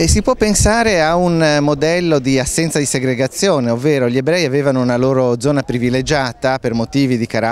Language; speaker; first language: Italian; native; Italian